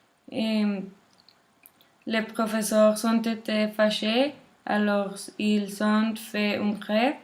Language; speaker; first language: French; non-native, learner; Spanish